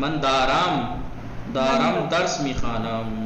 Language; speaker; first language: Persian; non-native, fluent; Urdu